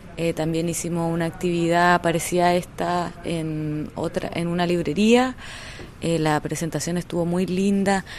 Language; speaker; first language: Spanish; native; Spanish